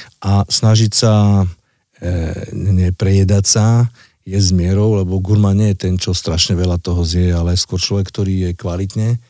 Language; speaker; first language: Slovak; native; Slovak